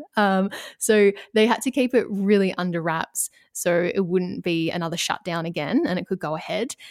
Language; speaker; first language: English; native; English